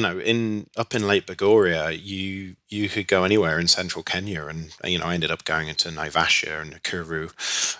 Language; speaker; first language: English; native; English